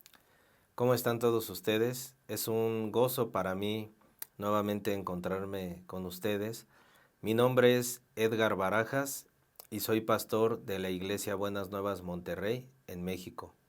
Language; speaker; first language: Spanish; native; Spanish